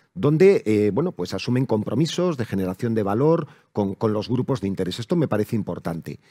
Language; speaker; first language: Spanish; native; Spanish